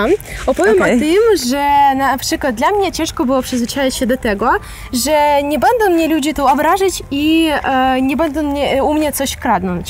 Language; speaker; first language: Polish; non-native, fluent; Ukrainian